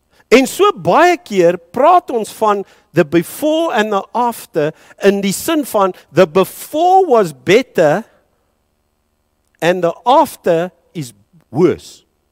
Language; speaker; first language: English; native; English